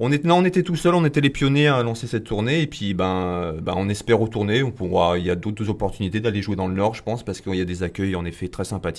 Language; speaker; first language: French; native; French